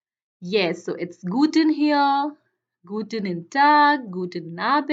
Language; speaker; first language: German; non-native, fluent; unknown